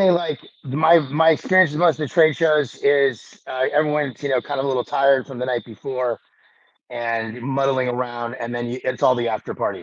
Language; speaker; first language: English; native; English